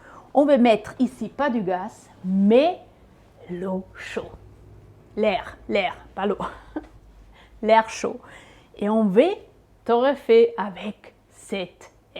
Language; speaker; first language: French; non-native, local second language; Swiss German